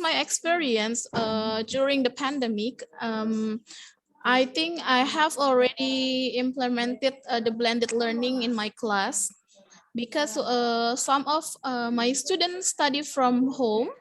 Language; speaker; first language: English; non-native, fluent; Indonesian